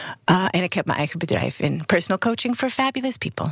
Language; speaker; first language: Dutch; non-native, fluent; English